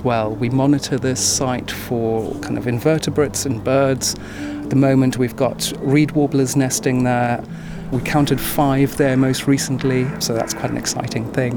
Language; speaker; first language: English; native; English